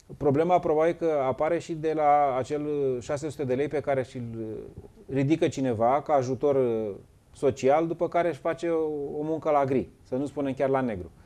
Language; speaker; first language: Romanian; native; Romanian